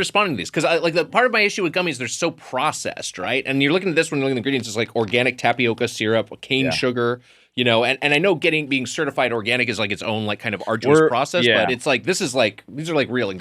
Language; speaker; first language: English; native; English